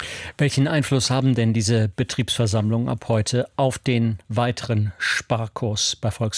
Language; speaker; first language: German; native; German